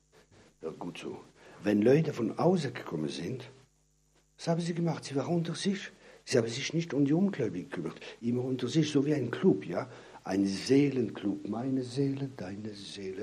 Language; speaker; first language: German; non-native, fluent; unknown